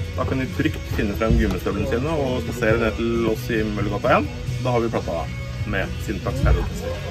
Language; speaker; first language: Norwegian; native; Norwegian